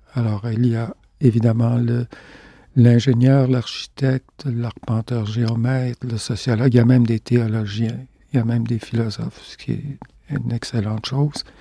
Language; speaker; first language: French; native; French